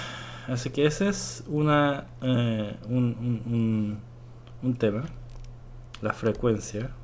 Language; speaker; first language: Spanish; non-native, fluent; Korean